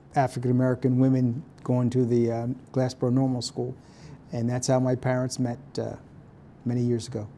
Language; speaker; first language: English; native; English